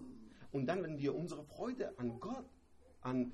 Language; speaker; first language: German; non-native, learner; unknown